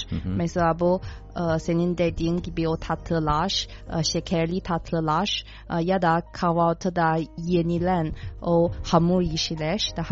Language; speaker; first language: Turkish; non-native, fluent; Chinese